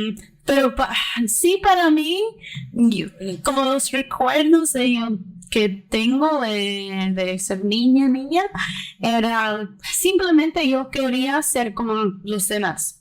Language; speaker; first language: Spanish; early bilingual, heritage; Spanish